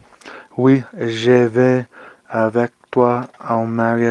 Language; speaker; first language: French; non-native, learner; English